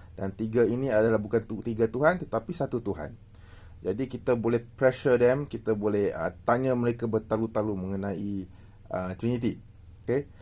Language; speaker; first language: Malay; native; Malay